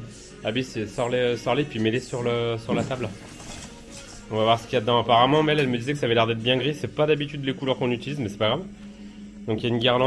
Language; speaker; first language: French; native; French